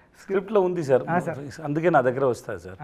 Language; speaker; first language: Telugu; non-native, local second language; Tamil